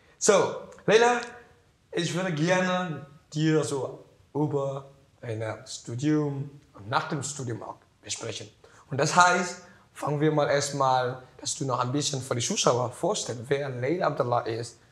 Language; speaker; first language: German; non-native, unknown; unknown